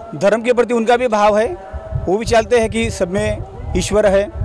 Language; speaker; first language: Hindi; non-native, local second language; Marathi